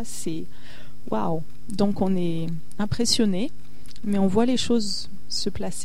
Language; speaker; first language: French; native; French